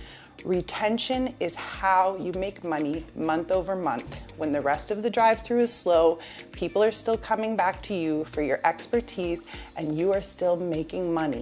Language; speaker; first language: English; native; English